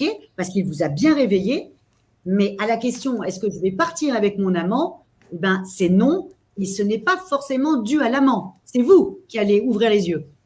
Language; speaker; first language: French; native; French